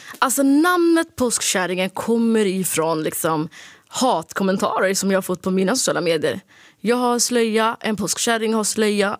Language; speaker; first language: Swedish; early bilingual, other home language; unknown